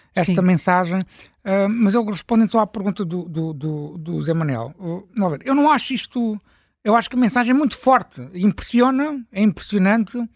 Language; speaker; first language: Portuguese; native; Portuguese